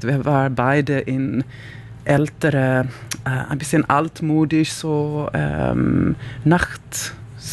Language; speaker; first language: German; non-native, learner; Swedish